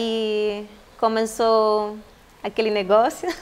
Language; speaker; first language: Portuguese; non-native, fluent; Spanish